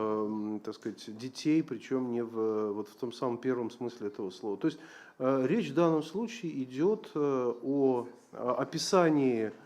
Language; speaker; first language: Russian; native; Russian